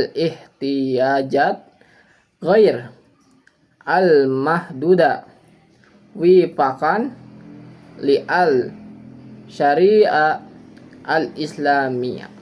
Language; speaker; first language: Arabic; non-native, learner; Indonesian